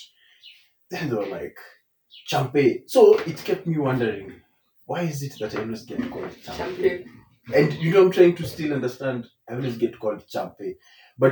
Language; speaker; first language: English; non-native, local second language; Swahili